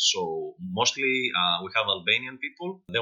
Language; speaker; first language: English; non-native, fluent; Greek